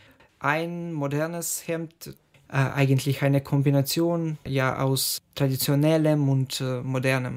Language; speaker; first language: German; non-native, fluent; Ukrainian